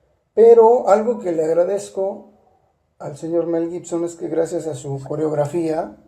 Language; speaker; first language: Spanish; native; Spanish